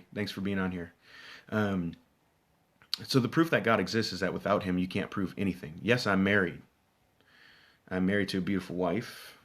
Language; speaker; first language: English; native; English